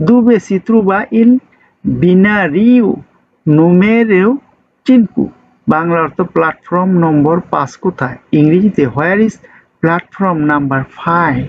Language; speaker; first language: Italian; non-native, learner; Bangla